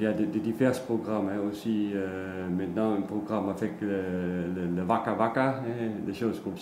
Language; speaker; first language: French; non-native, learner; Dutch